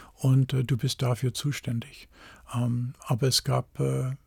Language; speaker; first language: German; non-native, fluent; English